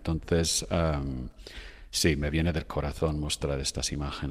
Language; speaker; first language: Spanish; non-native, fluent; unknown